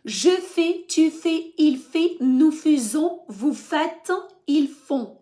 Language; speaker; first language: French; non-native, fluent; Ukrainian